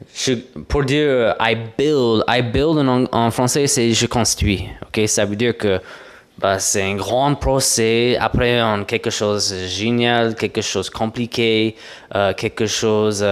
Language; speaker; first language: French; non-native, fluent; English